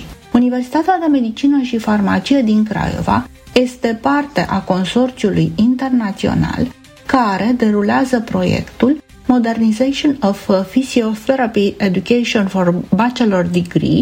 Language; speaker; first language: Romanian; native; Romanian